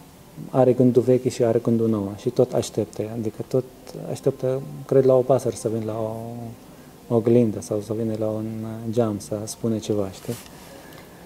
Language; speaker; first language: Romanian; non-native, learner; Arabic